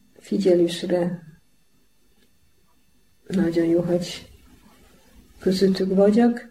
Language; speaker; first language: Hungarian; non-native, fluent; Polish